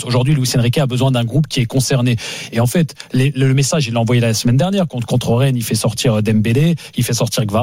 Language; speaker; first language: French; native; French